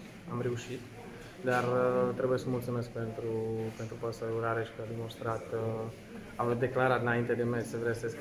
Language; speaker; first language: Romanian; non-native, fluent; Slovak